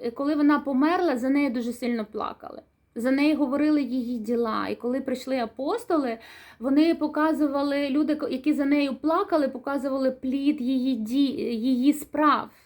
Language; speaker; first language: Ukrainian; non-native, local second language; Russian